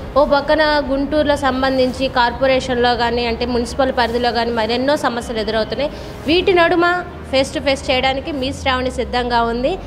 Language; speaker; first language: Telugu; native; Telugu